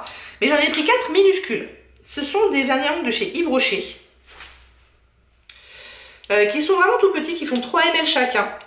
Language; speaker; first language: French; native; French